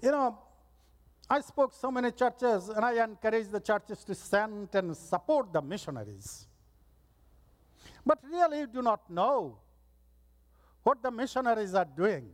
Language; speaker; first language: English; non-native, local second language; Bangla